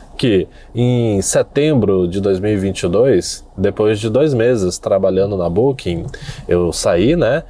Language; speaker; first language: Portuguese; native; Portuguese